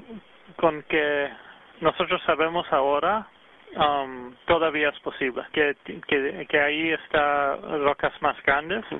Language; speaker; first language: Spanish; early bilingual, heritage; English